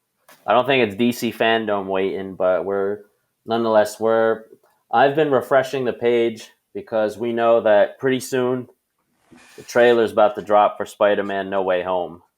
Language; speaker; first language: English; native; English